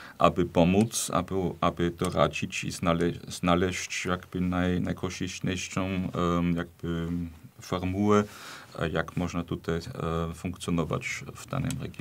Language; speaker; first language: Polish; non-native, fluent; German